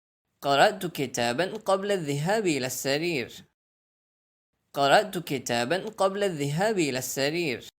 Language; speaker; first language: Arabic; non-native, fluent; Urdu